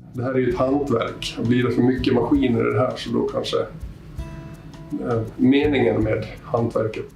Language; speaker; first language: Swedish; native; Swedish